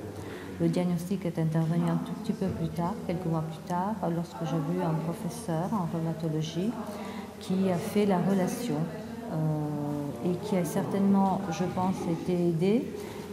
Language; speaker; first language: French; non-native, fluent; Italian